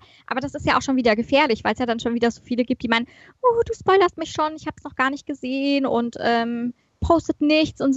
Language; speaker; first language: German; native; German